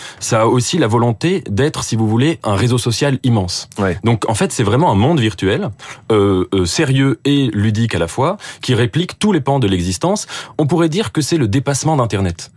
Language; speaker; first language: French; native; French